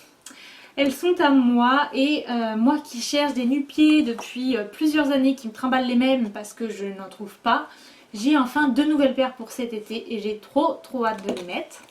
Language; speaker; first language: French; native; French